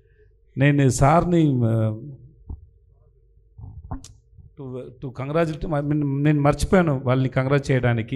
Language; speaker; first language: Telugu; non-native, learner; Tamil